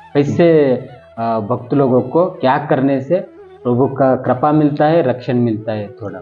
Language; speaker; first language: Hindi; non-native, local second language; Kannada